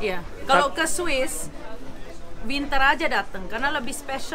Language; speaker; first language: Indonesian; early bilingual, heritage; German